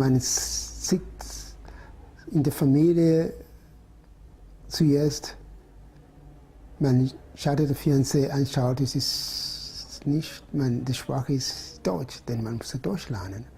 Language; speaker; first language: German; non-native, fluent; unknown